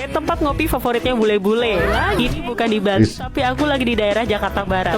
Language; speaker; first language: Indonesian; native; Indonesian